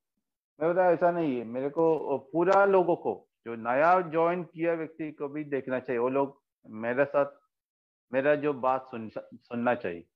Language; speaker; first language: Hindi; non-native, local second language; Malayalam